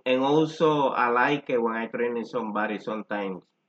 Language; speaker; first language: English; non-native, learner; Spanish